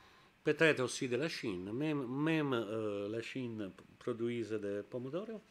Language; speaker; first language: French; non-native, learner; Italian